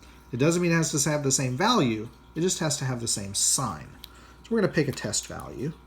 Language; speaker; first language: English; native; English